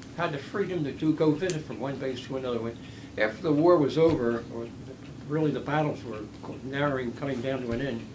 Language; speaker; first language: English; native; English